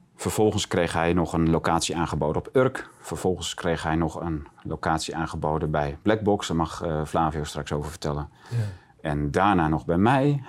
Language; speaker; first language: Dutch; native; Dutch